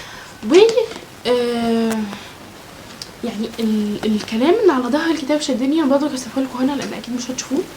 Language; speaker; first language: Arabic; native; Arabic